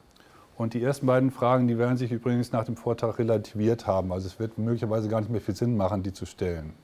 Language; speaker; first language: German; native; German